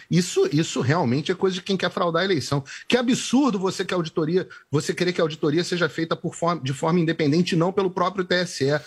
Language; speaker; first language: Portuguese; native; Portuguese